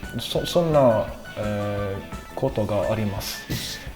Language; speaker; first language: Japanese; non-native, learner; English